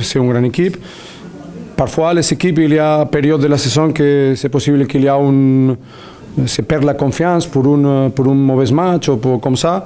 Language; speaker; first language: French; non-native, learner; Spanish